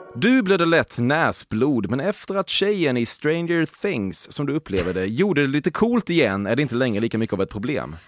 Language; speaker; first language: Swedish; native; Swedish